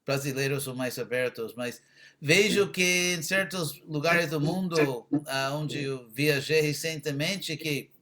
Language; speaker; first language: Portuguese; non-native, fluent; English